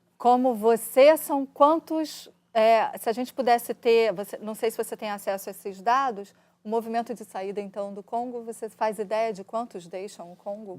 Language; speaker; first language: Portuguese; native; Portuguese